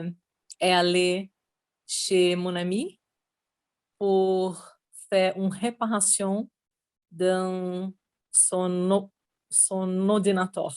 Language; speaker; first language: French; non-native, learner; Portuguese